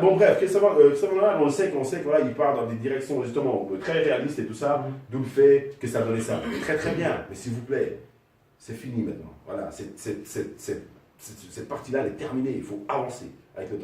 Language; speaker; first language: French; native; French